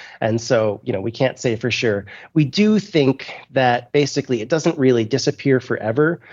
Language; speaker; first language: English; native; English